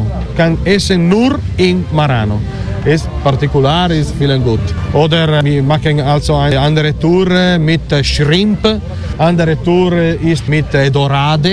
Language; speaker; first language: German; non-native, learner; Italian